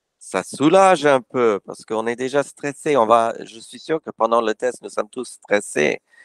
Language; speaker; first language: French; non-native, fluent; English